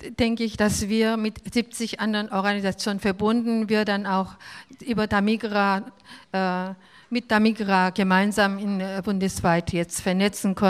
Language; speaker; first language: German; non-native, fluent; Korean